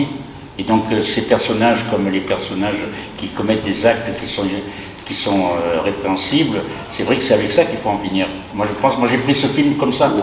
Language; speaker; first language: French; native; French